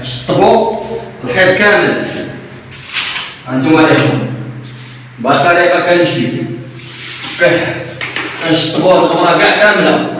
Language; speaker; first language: Arabic; native; Arabic